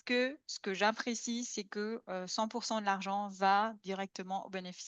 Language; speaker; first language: French; native; French